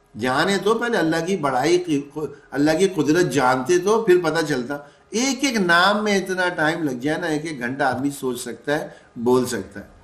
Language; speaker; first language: Urdu; native; Urdu